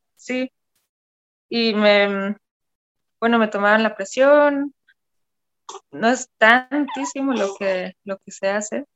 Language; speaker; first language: Spanish; non-native, fluent; German